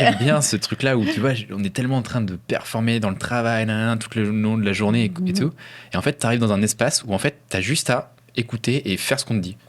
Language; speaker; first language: French; native; French